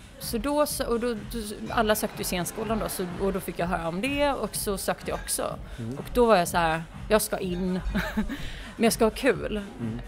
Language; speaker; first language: Swedish; early bilingual, other home language; Polish